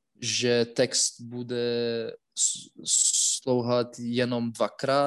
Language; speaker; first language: Czech; non-native, learner; Russian